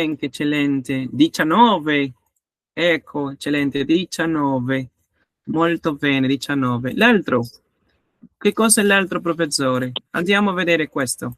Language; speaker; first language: Italian; non-native, learner; Spanish